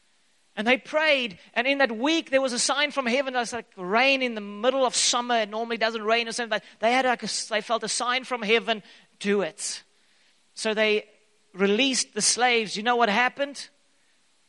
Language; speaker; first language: English; native; English